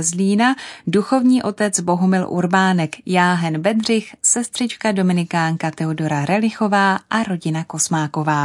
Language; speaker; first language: Czech; native; Czech